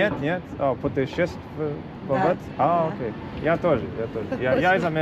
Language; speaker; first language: Russian; non-native, learner; English